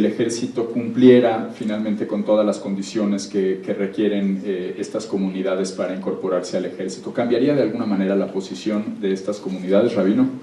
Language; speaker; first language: Spanish; native; Spanish